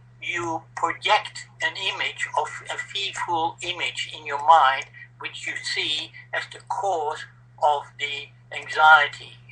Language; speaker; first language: English; non-native, fluent; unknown